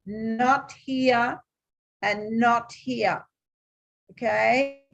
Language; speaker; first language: English; native; English